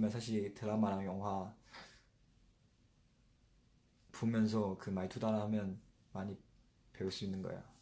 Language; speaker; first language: Korean; non-native, fluent; Chinese